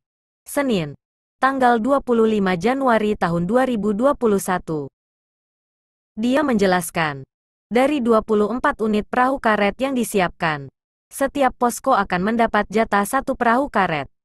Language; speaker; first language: Indonesian; native; Indonesian